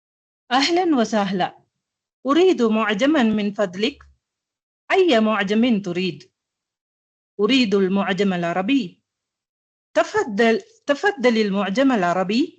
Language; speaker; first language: Arabic; non-native, learner; Tamil